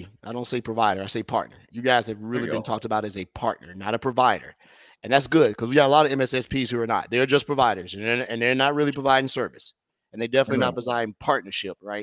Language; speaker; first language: English; native; English